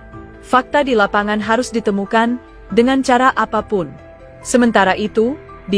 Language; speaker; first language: Indonesian; native; Indonesian